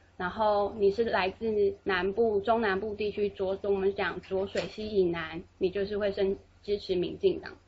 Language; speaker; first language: Chinese; native; Chinese